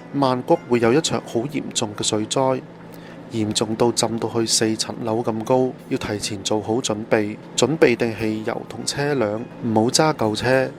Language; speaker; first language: Cantonese; non-native, fluent; Thai